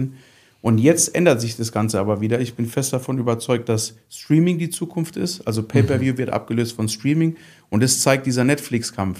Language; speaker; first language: German; native; German